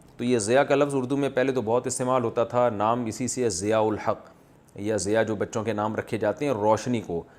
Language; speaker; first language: Urdu; native; Urdu